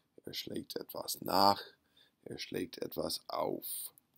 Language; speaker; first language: German; non-native, fluent; English